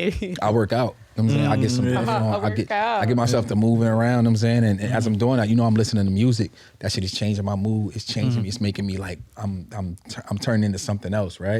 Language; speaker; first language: English; native; English